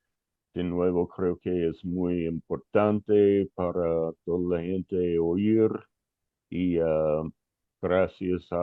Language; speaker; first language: Spanish; non-native, fluent; English